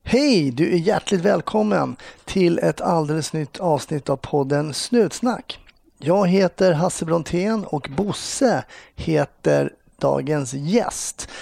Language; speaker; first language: Swedish; native; Swedish